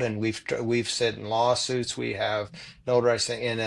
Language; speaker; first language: English; native; English